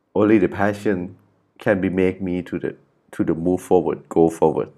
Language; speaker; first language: English; non-native, learner; Thai